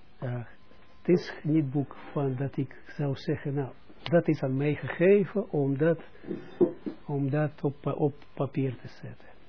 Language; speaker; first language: Dutch; non-native, fluent; Russian